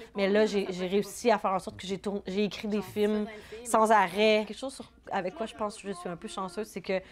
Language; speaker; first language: French; native; French